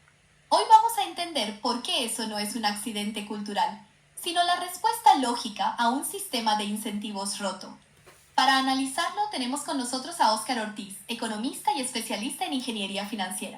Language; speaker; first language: Spanish; native; Spanish